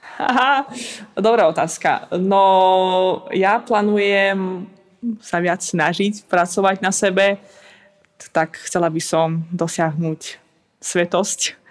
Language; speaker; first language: Slovak; non-native, fluent; Russian